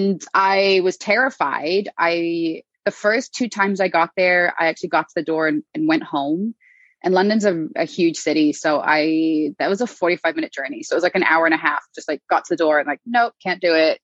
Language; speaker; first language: English; native; English